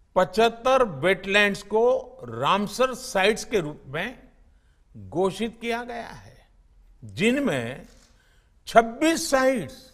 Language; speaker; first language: Hindi; non-native, local second language; Gujarati